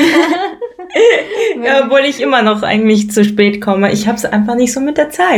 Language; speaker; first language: German; early bilingual, other home language; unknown